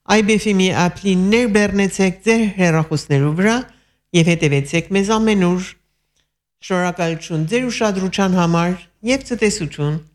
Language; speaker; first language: Armenian; early bilingual, heritage; Armenian